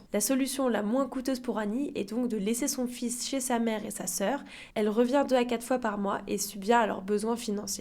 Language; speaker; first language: French; native; French